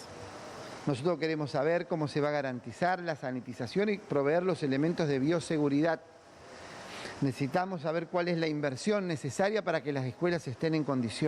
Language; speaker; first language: Spanish; native; Spanish